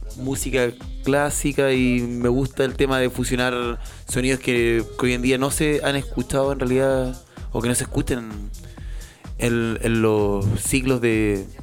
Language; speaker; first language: Spanish; native; Spanish